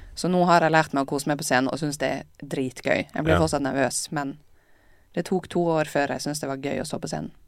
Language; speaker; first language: Norwegian; native; Norwegian